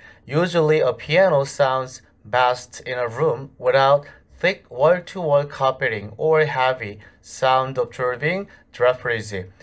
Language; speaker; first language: English; non-native, fluent; Korean